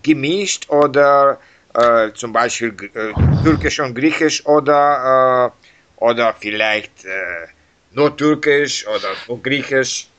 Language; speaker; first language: German; non-native, learner; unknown